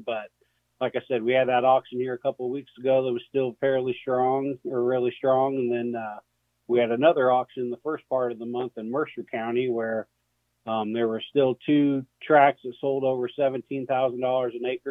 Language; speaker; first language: English; native; English